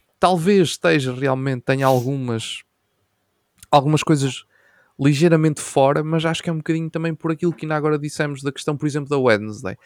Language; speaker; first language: Portuguese; native; Portuguese